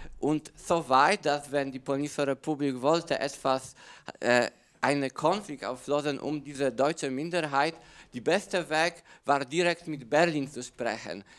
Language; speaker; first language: German; non-native, learner; Polish